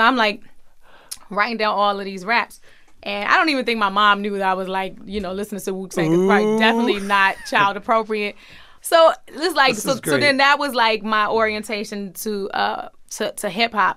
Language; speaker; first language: English; native; English